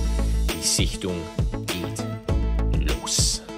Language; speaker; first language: German; non-native, fluent; English